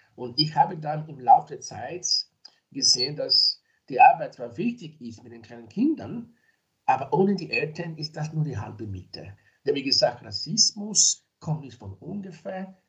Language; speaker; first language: German; non-native, fluent; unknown